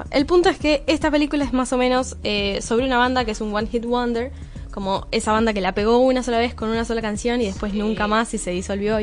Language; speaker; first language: Spanish; native; Spanish